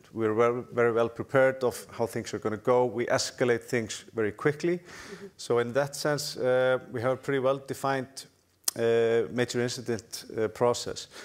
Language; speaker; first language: English; non-native, fluent; Icelandic